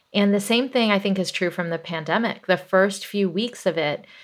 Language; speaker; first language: English; native; English